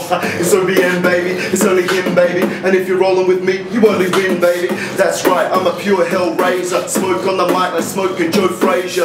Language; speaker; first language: English; native; English